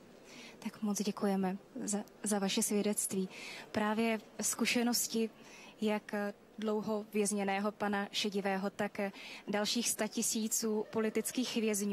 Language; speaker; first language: Czech; native; Czech